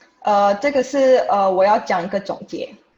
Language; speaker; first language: Chinese; non-native, fluent; Indonesian